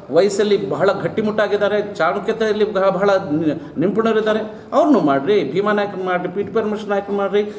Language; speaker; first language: Kannada; non-native, local second language; Lambadi